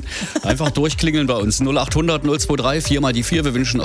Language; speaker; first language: German; native; German